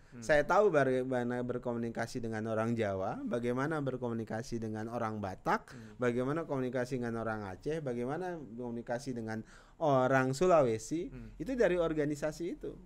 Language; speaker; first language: Indonesian; native; Indonesian